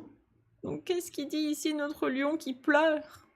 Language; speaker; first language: French; native; French